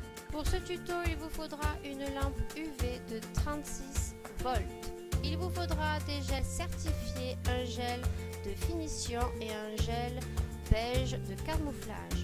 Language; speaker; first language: French; native; French